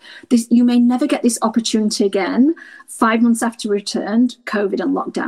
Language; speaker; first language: English; native; English